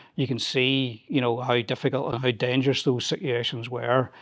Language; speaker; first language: English; native; English